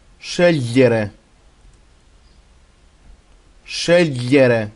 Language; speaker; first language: Italian; non-native, fluent; Arabic